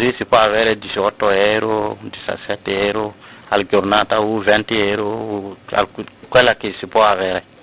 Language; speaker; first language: Italian; non-native, learner; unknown